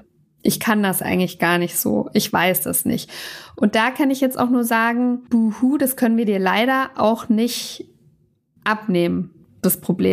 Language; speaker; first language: German; native; German